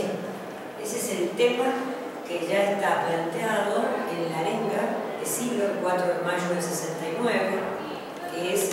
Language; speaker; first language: Spanish; native; Spanish